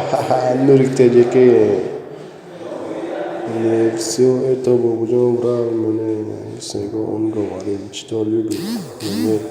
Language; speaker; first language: Russian; non-native, learner; Tajik